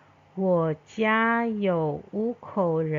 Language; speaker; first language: Chinese; non-native, fluent; Indonesian